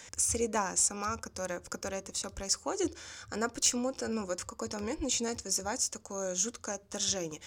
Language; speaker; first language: Russian; native; Russian